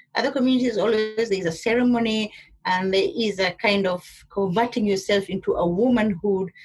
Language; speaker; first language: English; non-native, local second language; Somali